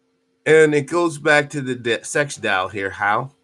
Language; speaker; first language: English; native; English